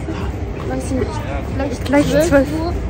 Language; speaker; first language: German; non-native, learner; Mongolian